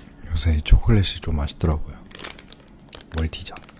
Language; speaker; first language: Korean; non-native, fluent; English